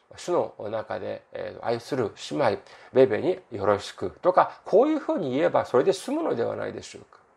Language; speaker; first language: Japanese; non-native, fluent; Korean